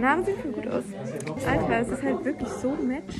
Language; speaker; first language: German; native; German